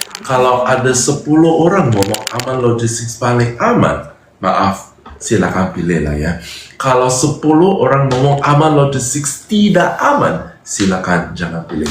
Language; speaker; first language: Indonesian; non-native, fluent; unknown